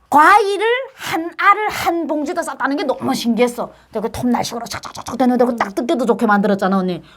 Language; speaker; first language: Korean; native; Korean